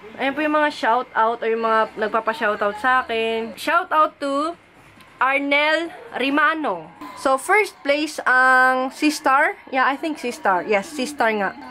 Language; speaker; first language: Filipino; early bilingual, heritage; Filipino